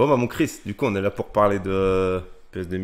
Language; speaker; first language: French; native; French